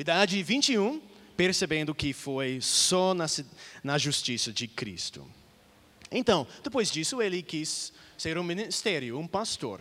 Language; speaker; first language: Portuguese; non-native, fluent; English